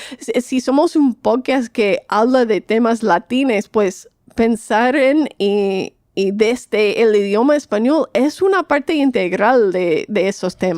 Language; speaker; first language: Spanish; non-native, fluent; English